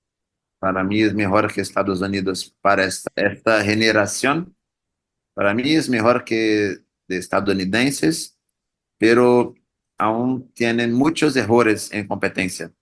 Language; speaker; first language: Spanish; non-native, learner; Portuguese